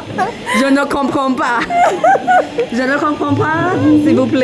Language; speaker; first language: French; non-native, learner; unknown